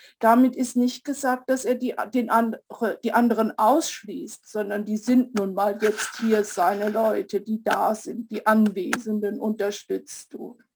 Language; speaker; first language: German; native; German